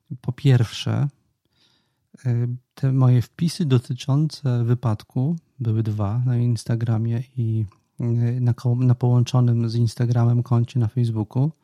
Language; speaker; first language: Polish; native; Polish